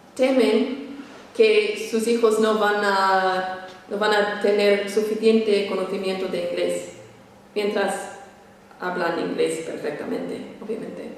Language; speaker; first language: Spanish; non-native, fluent; English